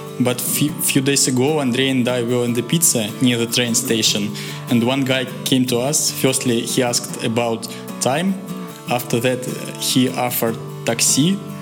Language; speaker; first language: English; non-native, learner; Russian